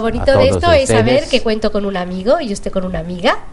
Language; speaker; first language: Spanish; native; Spanish